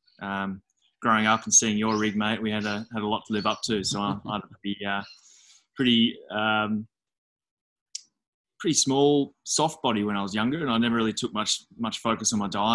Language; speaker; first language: English; native; English